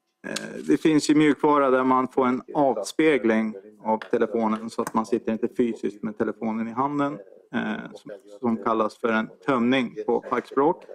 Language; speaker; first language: Swedish; native; Swedish